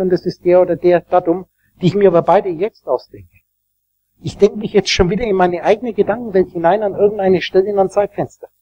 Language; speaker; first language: German; native; German